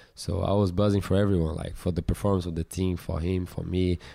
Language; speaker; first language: English; non-native, fluent; Portuguese